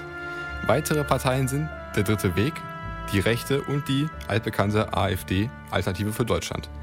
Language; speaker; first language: German; native; German